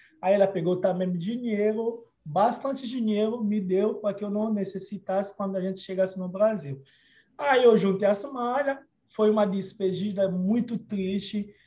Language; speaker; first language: Portuguese; non-native, fluent; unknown